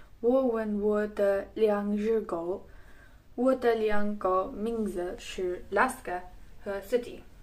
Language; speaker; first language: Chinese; non-native, learner; English